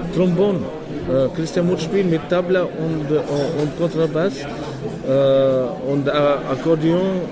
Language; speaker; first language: German; non-native, fluent; Arabic